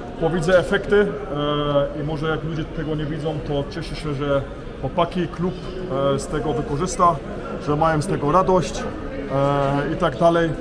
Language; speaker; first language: Polish; early bilingual, heritage; Polish